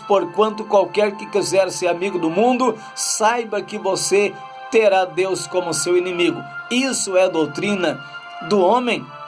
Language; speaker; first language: Portuguese; native; Portuguese